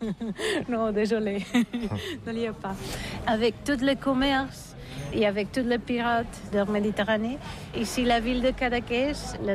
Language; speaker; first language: French; non-native, learner; Catalan